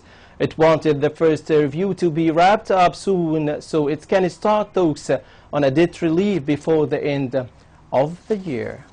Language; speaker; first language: English; non-native, local second language; Arabic